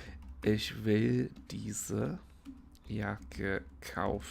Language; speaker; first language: German; non-native, fluent; English